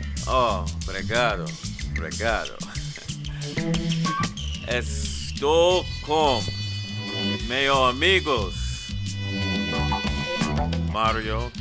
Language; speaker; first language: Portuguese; non-native, learner; English